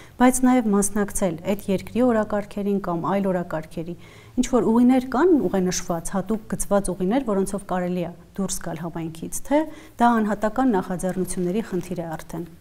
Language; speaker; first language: Armenian; native; Armenian